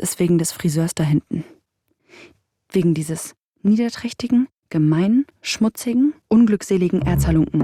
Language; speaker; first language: German; native; German